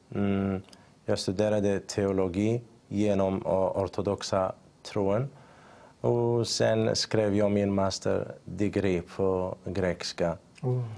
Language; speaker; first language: Swedish; non-native, fluent; Arabic